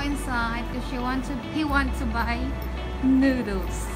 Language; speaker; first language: English; non-native, learner; Filipino